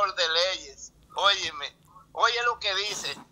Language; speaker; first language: Spanish; native; Spanish